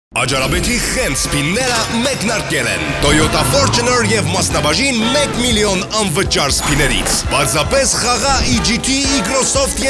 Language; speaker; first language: Armenian; native; Armenian